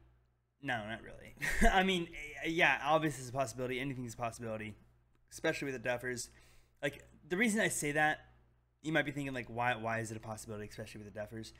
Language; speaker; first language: English; native; English